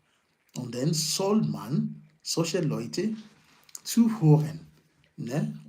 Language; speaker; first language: German; non-native, learner; Yoruba